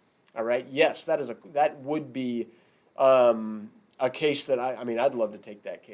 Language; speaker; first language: English; native; English